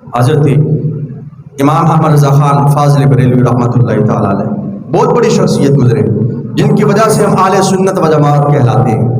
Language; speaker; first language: Urdu; non-native, local second language; Punjabi